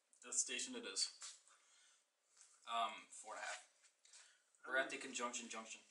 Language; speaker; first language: English; native; English